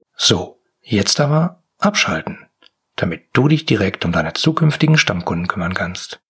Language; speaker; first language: German; native; German